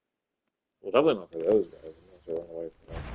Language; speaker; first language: English; native; English